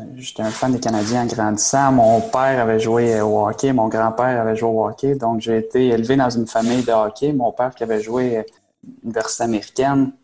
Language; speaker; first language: French; native; French